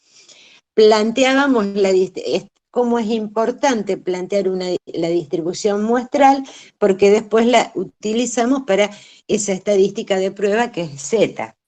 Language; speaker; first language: Spanish; native; Spanish